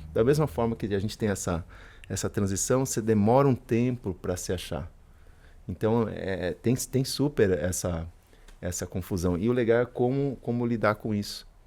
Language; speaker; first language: Portuguese; early bilingual, other home language; Spanish